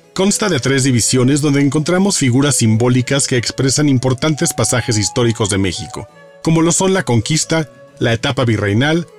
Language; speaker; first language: Spanish; native; Spanish